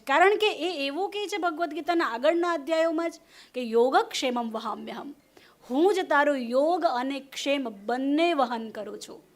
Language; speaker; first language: Gujarati; non-native, local second language; Hindi